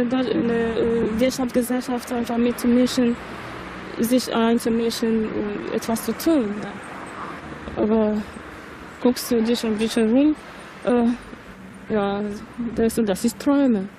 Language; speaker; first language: German; non-native, fluent; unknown